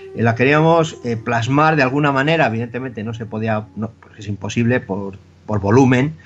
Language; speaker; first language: Spanish; native; Spanish